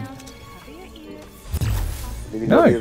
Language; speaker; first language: English; native; English